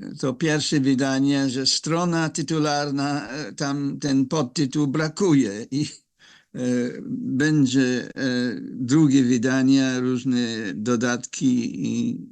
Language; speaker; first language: Polish; non-native, fluent; English